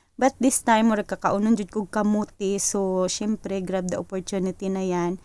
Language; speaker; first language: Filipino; non-native, local second language; Cebuano